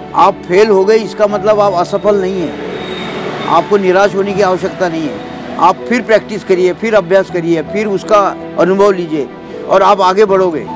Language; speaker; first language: Hindi; non-native, local second language; Marathi